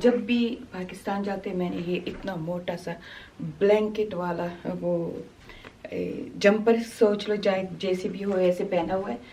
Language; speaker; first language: Urdu; non-native, local second language; Pashto